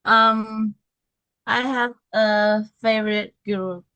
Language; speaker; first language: English; non-native, learner; Vietnamese